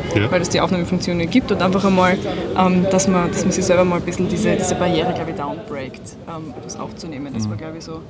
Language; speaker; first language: German; native; German